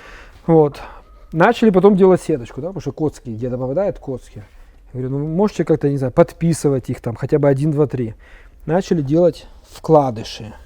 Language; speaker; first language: Russian; native; Russian